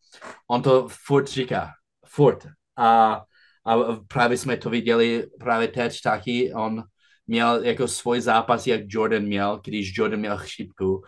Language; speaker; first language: Czech; non-native, fluent; English